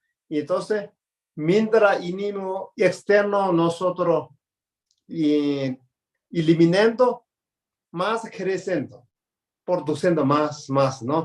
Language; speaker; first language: Spanish; non-native, learner; Tibetan